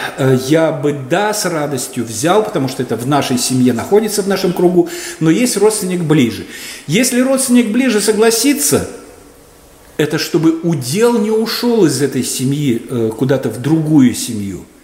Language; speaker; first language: Russian; native; Russian